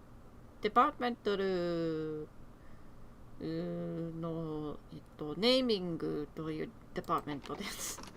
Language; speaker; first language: Japanese; non-native, learner; English